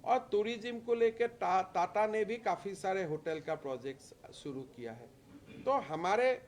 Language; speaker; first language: Hindi; non-native, local second language; Assamese